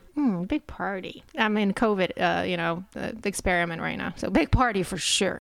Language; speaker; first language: English; non-native, fluent; Polish